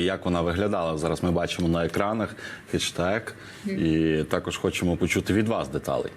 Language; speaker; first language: Ukrainian; native; Ukrainian